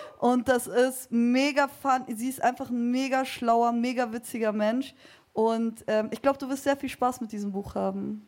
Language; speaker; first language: German; early bilingual, other home language; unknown